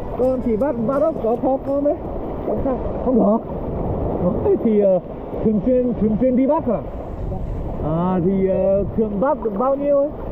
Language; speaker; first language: Vietnamese; non-native, fluent; Korean